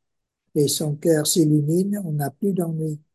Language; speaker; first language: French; non-native, fluent; Vietnamese